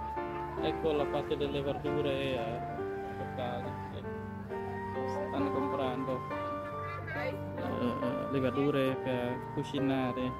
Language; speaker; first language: Italian; non-native, fluent; Khmer